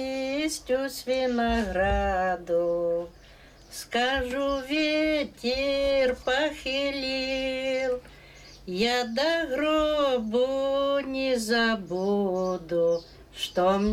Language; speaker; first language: Russian; native; Russian